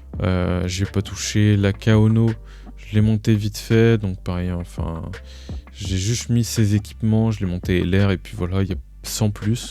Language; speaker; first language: French; native; French